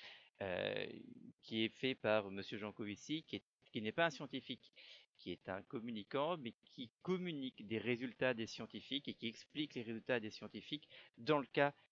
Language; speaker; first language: French; native; French